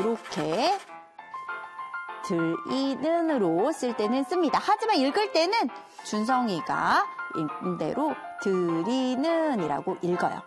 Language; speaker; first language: Korean; native; Korean